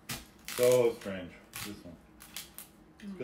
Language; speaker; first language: English; native; English